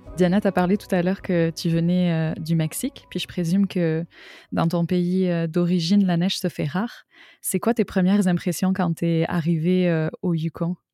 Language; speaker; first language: French; native; French